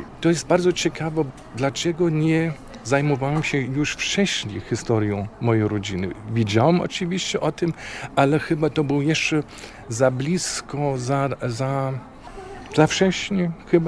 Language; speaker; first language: Polish; non-native, fluent; German